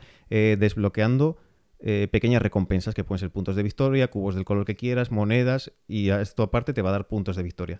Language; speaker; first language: Spanish; native; Spanish